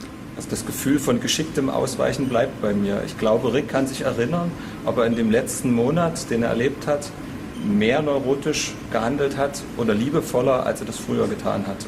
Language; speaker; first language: German; native; German